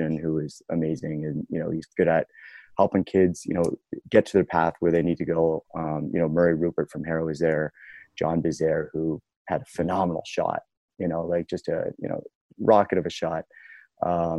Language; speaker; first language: English; native; English